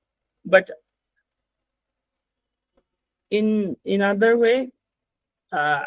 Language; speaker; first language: English; non-native, learner; Bangla